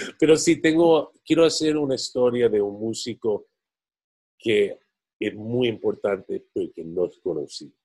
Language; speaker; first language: Spanish; non-native, fluent; English